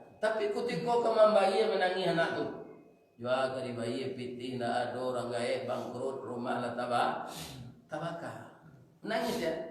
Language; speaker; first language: Malay; non-native, local second language; Minangkabau